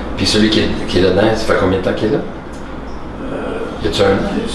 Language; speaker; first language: French; native; French